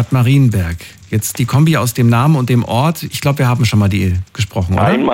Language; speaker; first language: German; native; German